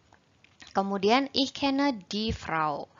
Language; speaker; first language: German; non-native, fluent; Indonesian